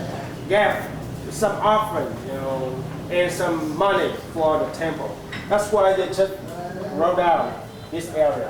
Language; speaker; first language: English; non-native, fluent; Vietnamese